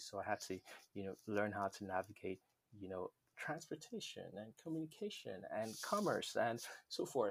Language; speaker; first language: English; non-native, local second language; Yoruba